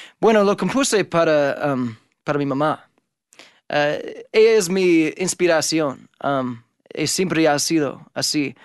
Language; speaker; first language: Spanish; non-native, fluent; English